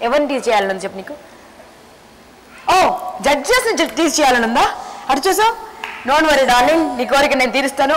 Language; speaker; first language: Telugu; native; Telugu